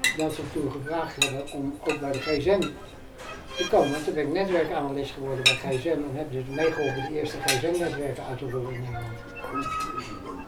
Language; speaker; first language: Dutch; native; Dutch